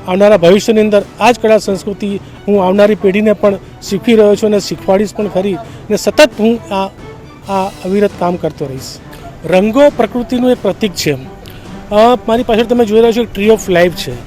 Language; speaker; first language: Gujarati; non-native, local second language; Rathawi